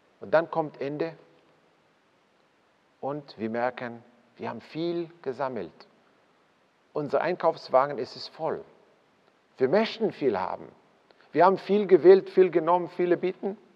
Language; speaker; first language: German; non-native, fluent; Hebrew